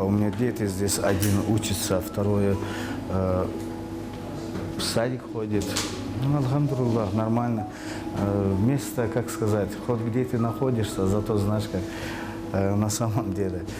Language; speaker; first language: Russian; non-native, learner; Azerbaijani